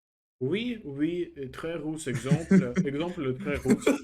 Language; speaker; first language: French; non-native, learner; Russian